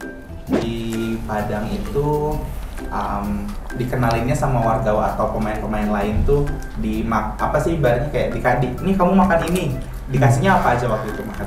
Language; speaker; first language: Indonesian; native; Indonesian